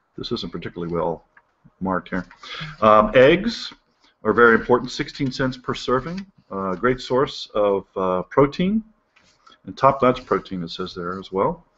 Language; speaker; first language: English; native; English